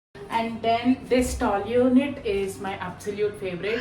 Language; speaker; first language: English; non-native, local second language; Telugu